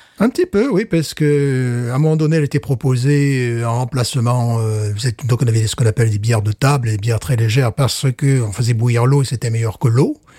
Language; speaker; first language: French; native; French